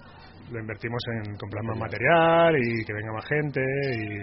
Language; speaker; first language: Spanish; native; Spanish